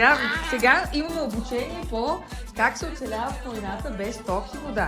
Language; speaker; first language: Bulgarian; native; Bulgarian